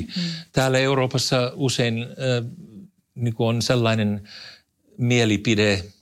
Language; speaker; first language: Finnish; non-native, fluent; English